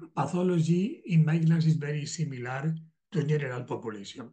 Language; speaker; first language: English; non-native, learner; Spanish